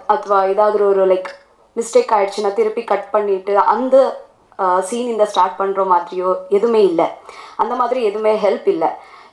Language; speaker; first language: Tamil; non-native, learner; Kannada